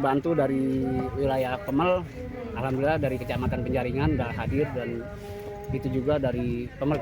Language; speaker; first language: Indonesian; native; Indonesian